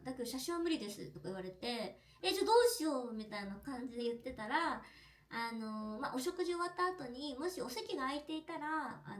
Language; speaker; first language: Japanese; native; Japanese